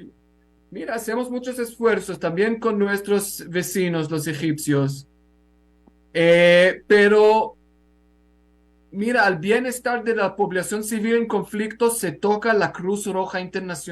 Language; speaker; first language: Spanish; non-native, fluent; Hebrew